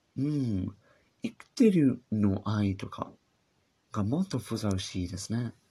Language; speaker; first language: Japanese; non-native, learner; English